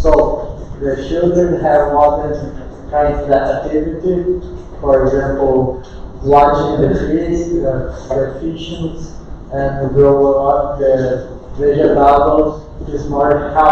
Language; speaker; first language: English; non-native, learner; Portuguese